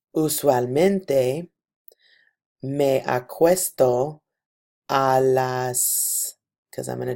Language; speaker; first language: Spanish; non-native, fluent; English